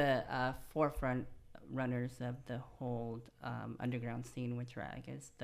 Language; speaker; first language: English; native; English